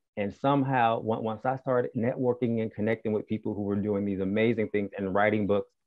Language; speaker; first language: English; native; English